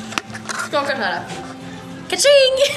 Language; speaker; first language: Swedish; native; Swedish